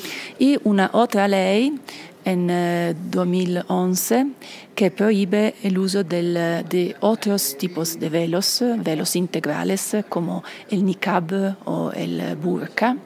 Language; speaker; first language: Spanish; non-native, fluent; Italian